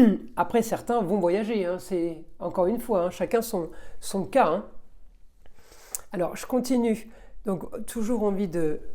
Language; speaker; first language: French; native; French